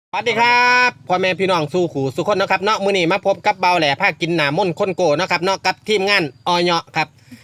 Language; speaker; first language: Thai; native; Thai